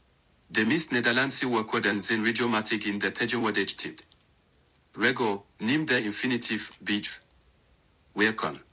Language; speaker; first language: Dutch; non-native, learner; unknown